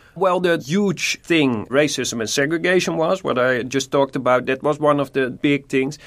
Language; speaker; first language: English; non-native, fluent; Dutch